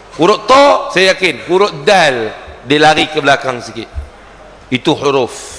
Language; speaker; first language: Malay; native; Malay